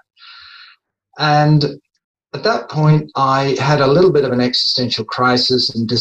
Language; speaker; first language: English; native; English